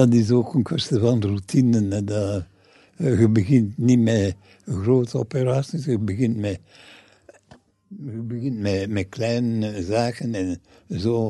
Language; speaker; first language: Dutch; non-native, fluent; English